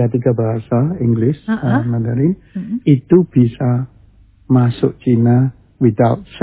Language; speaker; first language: Indonesian; early bilingual, heritage; Chinese